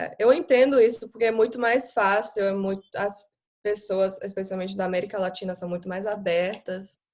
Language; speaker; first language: Portuguese; non-native, fluent; German